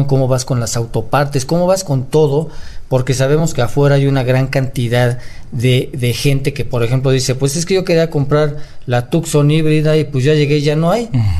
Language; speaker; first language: Spanish; native; Spanish